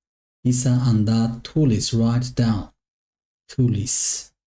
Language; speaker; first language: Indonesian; non-native, learner; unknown